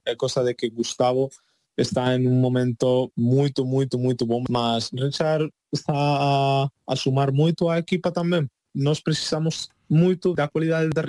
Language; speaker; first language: Portuguese; non-native, learner; Spanish